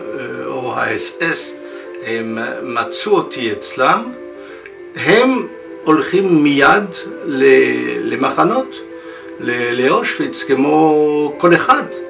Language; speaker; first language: Hebrew; non-native, fluent; French